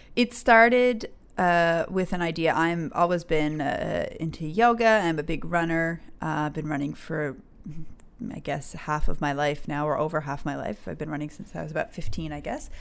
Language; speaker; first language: English; native; English